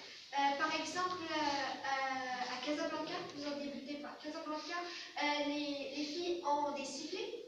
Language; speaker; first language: French; non-native, local second language; Arabic